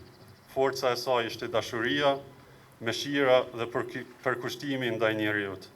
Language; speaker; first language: Albanian; native; Albanian